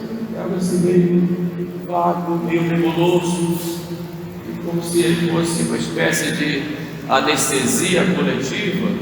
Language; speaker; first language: Portuguese; native; Portuguese